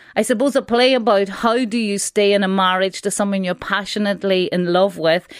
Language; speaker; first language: English; native; English